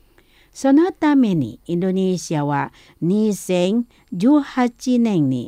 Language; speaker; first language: Japanese; non-native, fluent; Indonesian